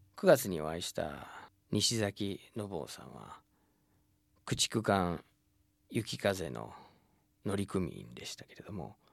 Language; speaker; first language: Japanese; non-native, fluent; English